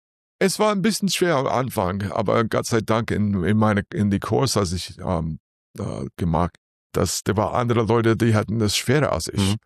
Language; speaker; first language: German; non-native, learner; English